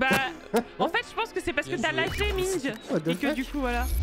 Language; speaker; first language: French; native; French